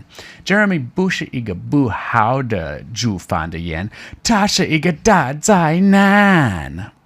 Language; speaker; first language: Chinese; non-native, fluent; English